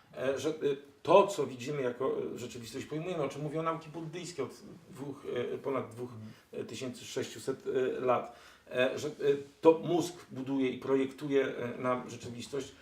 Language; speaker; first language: Polish; native; Polish